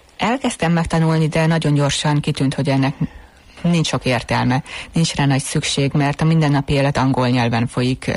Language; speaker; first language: Hungarian; native; Hungarian